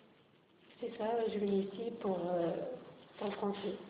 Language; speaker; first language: French; non-native, learner; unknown